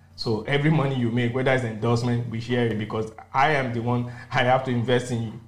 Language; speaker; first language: English; non-native, local second language; Yoruba